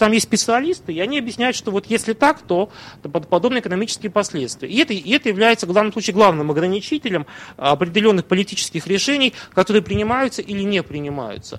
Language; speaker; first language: Russian; native; Russian